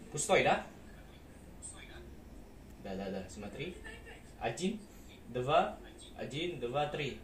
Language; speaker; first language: Russian; non-native, learner; Indonesian